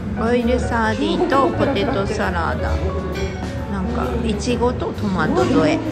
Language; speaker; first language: Japanese; native; Japanese